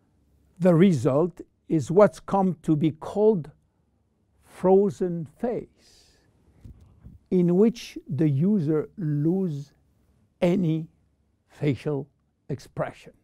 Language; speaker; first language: English; non-native, fluent; French